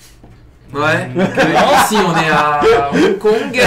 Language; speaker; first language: French; native; French